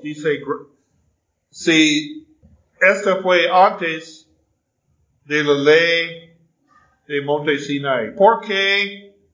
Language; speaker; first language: Spanish; non-native, fluent; English